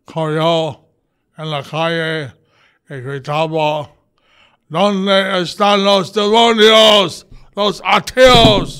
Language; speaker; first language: Spanish; non-native, learner; English